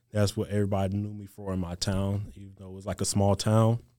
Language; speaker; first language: English; native; English